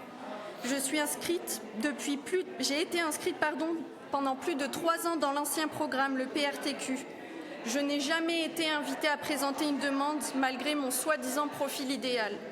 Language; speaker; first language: French; native; French